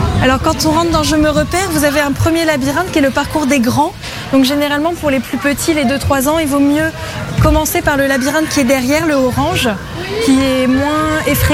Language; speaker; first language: French; native; French